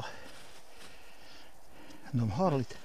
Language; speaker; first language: Swedish; non-native, learner; Bosnian